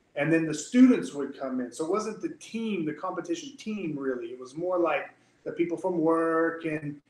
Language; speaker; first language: English; native; English